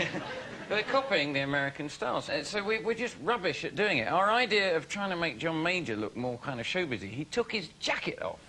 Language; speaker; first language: English; native; English